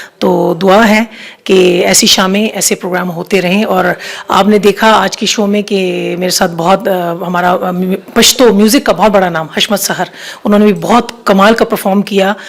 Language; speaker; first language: Urdu; non-native, local second language; Pashto